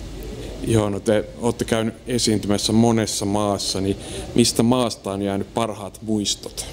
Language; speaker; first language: Finnish; native; Finnish